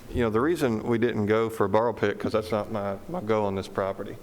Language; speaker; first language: English; native; English